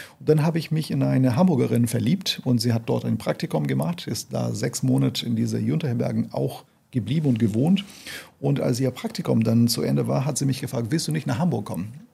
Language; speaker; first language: German; non-native, fluent; Portuguese